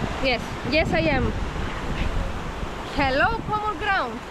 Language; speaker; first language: English; non-native, learner; Greek